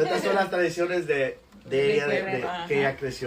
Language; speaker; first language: Spanish; early bilingual, other home language; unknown